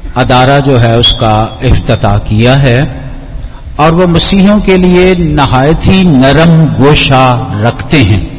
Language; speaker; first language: Urdu; native; Urdu